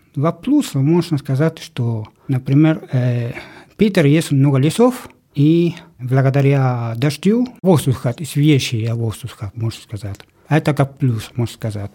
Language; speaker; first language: Russian; non-native, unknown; Spanish